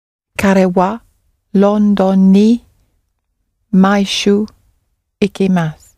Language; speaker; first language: Japanese; non-native, learner; English